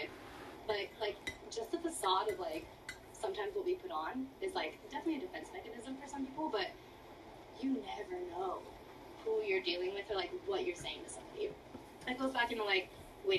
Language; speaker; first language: English; native; English